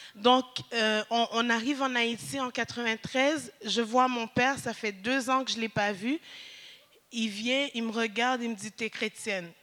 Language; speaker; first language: French; early bilingual, other home language; Haitian Creole